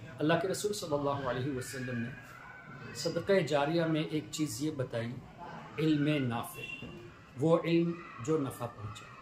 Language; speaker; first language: Urdu; non-native, fluent; Tamil